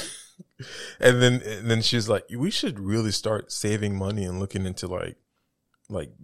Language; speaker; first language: English; native; English